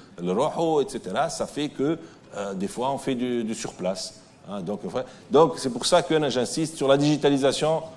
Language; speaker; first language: French; non-native, local second language; Arabic